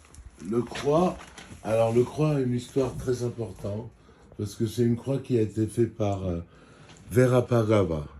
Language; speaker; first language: French; non-native, fluent; Georgian